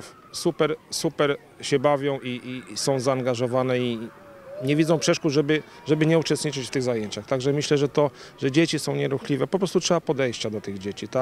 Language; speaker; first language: Polish; native; Polish